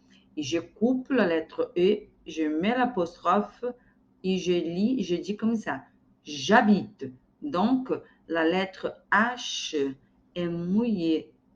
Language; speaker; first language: French; non-native, fluent; Portuguese